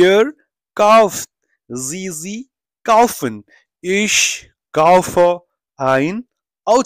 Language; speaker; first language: German; non-native, fluent; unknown